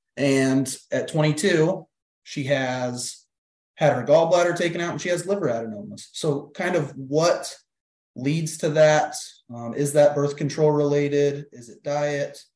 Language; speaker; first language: English; native; English